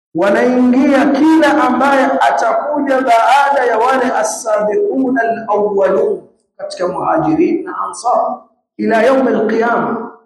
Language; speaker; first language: Swahili; native; Swahili